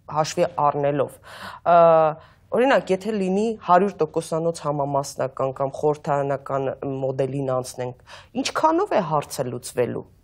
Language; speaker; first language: Armenian; native; Armenian